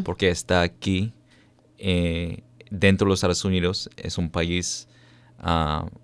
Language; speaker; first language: Spanish; non-native, fluent; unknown